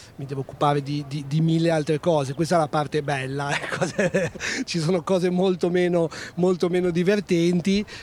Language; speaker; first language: Italian; native; Italian